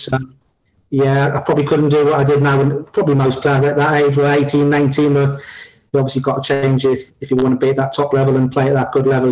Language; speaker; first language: English; native; English